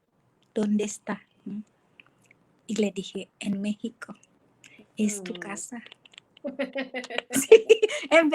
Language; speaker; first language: Spanish; non-native, fluent; Indonesian